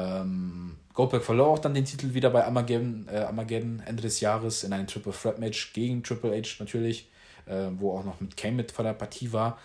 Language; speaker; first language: German; native; German